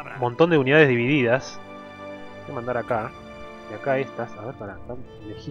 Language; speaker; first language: Spanish; native; Spanish